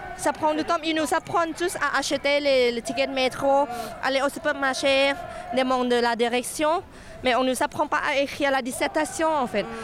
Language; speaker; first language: French; non-native, fluent; Thai